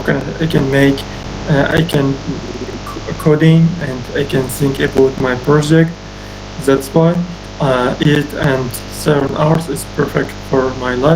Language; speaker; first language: English; non-native, learner; Uzbek